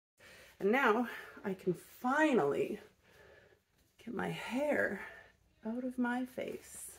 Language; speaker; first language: English; native; English